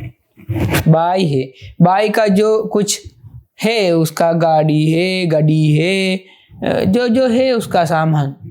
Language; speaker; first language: Hindi; non-native, fluent; Sinhala